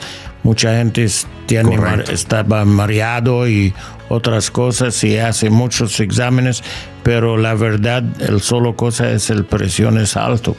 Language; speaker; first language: Spanish; non-native, learner; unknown